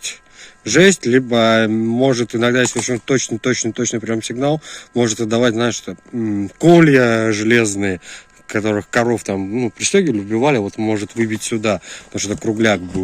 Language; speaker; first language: Russian; native; Russian